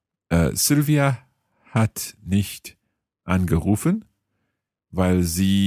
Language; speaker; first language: German; non-native, learner; English